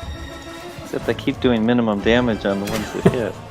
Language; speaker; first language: English; native; English